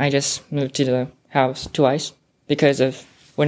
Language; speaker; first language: English; non-native, fluent; Japanese